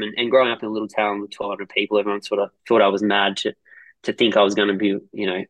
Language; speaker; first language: English; native; English